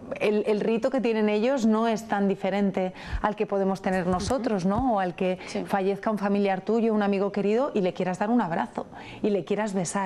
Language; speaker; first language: Spanish; native; Spanish